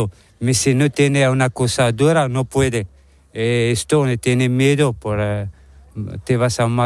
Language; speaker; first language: Spanish; non-native, learner; Arabic